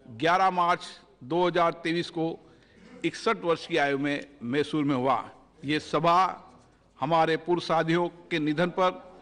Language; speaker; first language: Hindi; native; Hindi